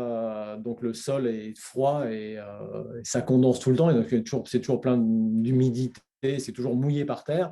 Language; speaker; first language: French; native; French